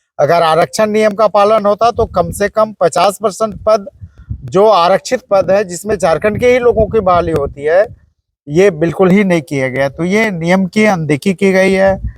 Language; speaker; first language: Hindi; native; Hindi